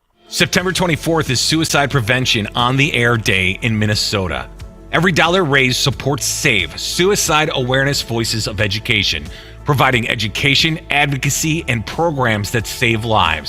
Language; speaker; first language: English; native; English